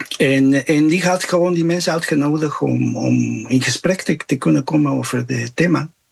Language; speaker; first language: Dutch; non-native, fluent; Spanish